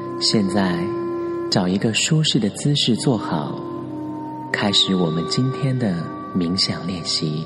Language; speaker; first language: Chinese; native; Chinese